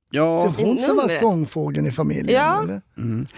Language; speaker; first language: Swedish; early bilingual, other home language; German